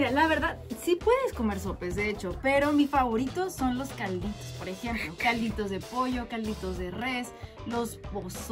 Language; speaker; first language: Spanish; native; Spanish